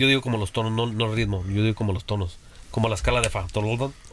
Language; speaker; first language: Spanish; native; Spanish